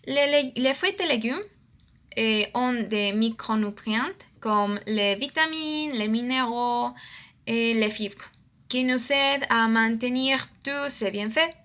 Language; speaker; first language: French; non-native, learner; Spanish